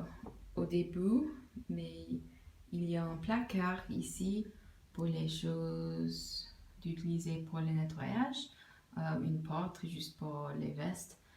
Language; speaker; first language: French; non-native, learner; English